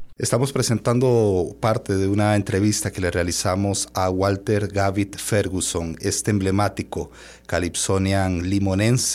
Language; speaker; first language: Spanish; native; Spanish